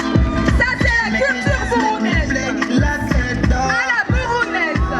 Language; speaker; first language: French; non-native, local second language; Rundi